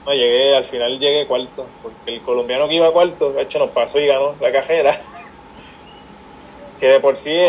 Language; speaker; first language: Spanish; native; Spanish